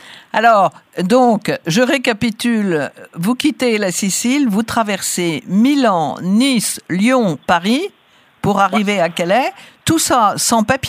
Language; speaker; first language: French; native; French